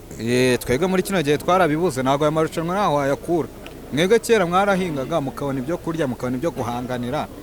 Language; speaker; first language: Kinyarwanda; native; Kinyarwanda